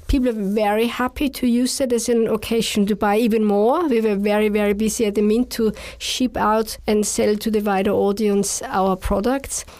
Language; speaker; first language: English; non-native, fluent; German